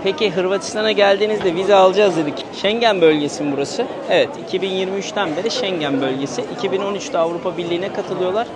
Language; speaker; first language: Turkish; native; Turkish